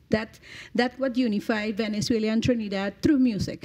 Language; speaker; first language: English; non-native, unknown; Spanish